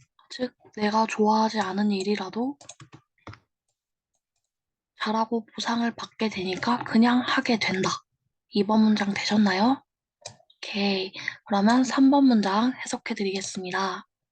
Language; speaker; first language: Korean; native; Korean